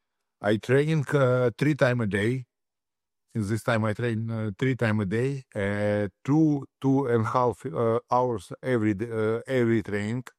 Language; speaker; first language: English; non-native, learner; Russian